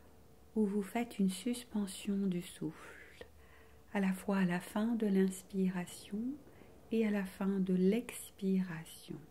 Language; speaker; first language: French; native; French